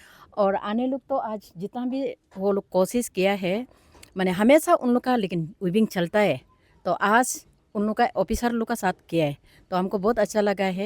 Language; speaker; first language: Hindi; non-native, local second language; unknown